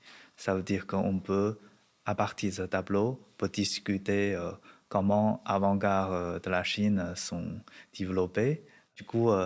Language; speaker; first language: French; non-native, learner; Chinese